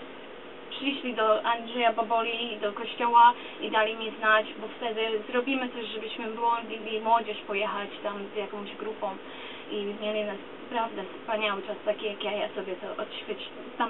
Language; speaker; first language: Polish; early bilingual, other home language; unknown